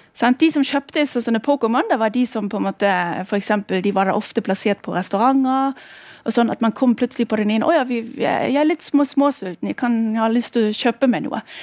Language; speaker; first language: Norwegian; non-native, fluent; German